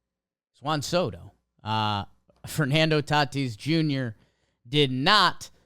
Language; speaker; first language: English; native; English